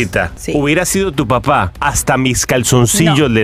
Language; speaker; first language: Spanish; native; Spanish